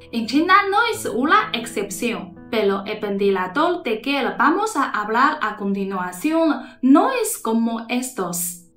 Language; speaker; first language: Spanish; non-native, fluent; Chinese